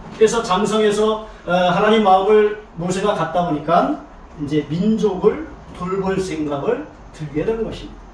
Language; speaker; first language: Korean; native; Korean